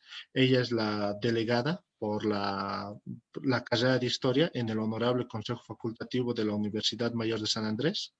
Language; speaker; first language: Spanish; native; Spanish